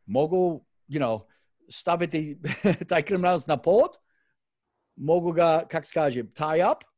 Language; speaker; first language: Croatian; early bilingual, heritage; Croatian